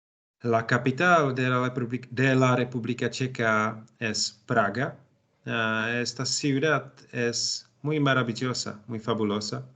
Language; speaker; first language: Spanish; non-native, learner; Czech